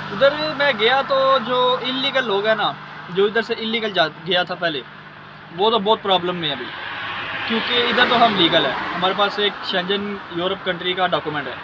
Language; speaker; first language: Urdu; non-native, local second language; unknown